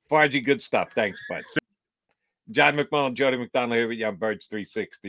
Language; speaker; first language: English; native; English